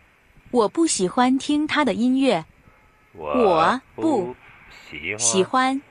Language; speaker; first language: Chinese; non-native, learner; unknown